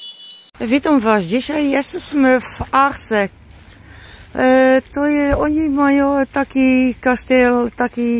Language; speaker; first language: Polish; non-native, learner; Dutch